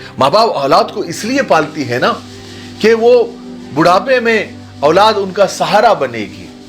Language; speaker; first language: Urdu; native; Urdu